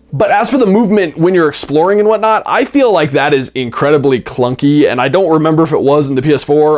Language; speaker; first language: English; native; English